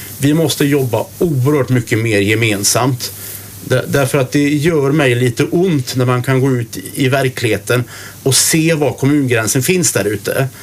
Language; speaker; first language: Swedish; native; Swedish